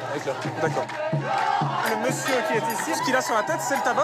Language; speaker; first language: French; native; French